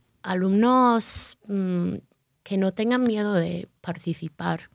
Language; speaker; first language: Spanish; non-native, fluent; English